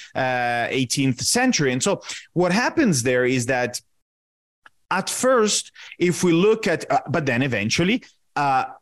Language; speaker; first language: English; non-native, fluent; Italian